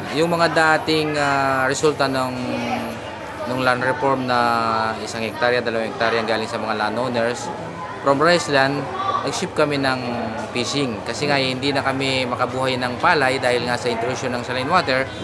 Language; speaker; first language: Filipino; non-native, local second language; Pampanga